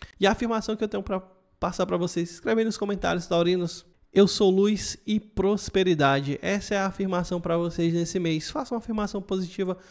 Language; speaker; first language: Portuguese; native; Portuguese